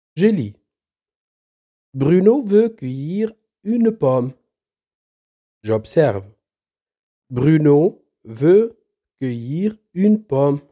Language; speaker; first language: French; non-native, local second language; Arabic